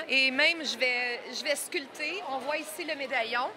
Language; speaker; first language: French; native; French